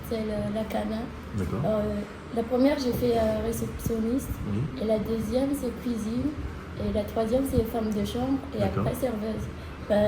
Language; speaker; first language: French; non-native, learner; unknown